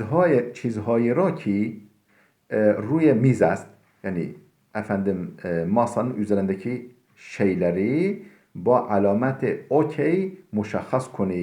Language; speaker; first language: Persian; non-native, fluent; Turkish